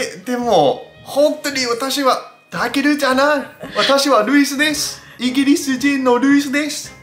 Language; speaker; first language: Japanese; non-native, learner; English